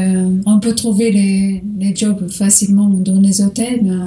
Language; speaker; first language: French; non-native, learner; Portuguese